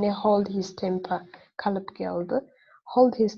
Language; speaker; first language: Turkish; non-native, fluent; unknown